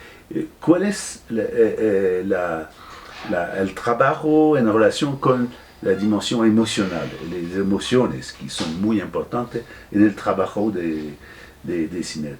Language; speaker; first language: Spanish; non-native, fluent; French